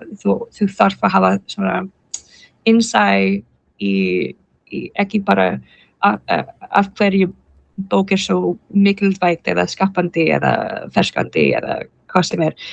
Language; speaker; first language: Icelandic; non-native, learner; English